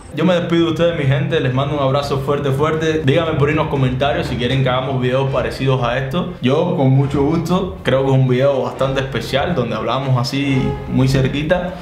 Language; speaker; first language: Spanish; native; Spanish